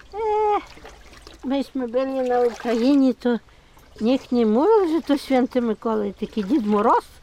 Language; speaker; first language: Polish; non-native, local second language; Ukrainian